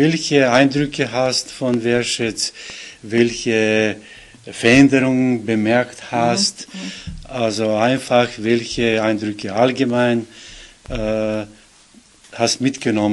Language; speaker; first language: German; non-native, fluent; Serbian